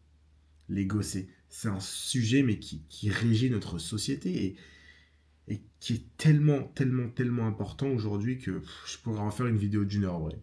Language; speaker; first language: French; native; French